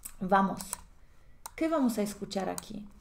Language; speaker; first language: Spanish; non-native, fluent; Polish